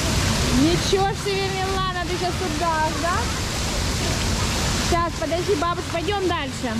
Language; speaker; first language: Russian; native; Russian